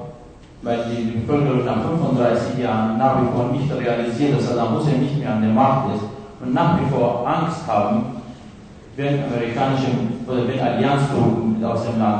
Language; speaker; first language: German; non-native, fluent; Kurdish